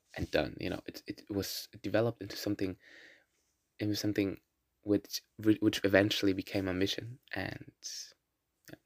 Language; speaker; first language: English; non-native, fluent; German